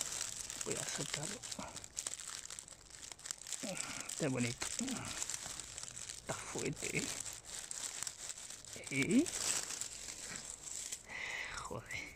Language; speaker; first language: Spanish; non-native, learner; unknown